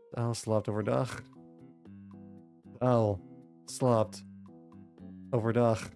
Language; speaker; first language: Dutch; non-native, learner; English